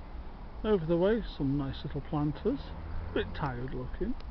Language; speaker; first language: English; native; English